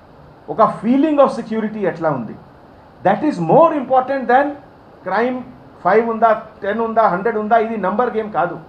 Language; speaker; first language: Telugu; non-native, fluent; Hindi